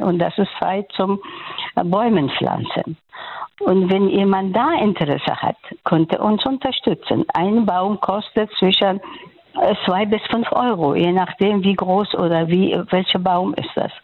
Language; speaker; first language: German; non-native, learner; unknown